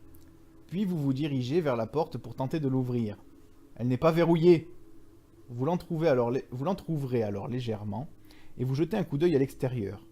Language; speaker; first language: French; native; French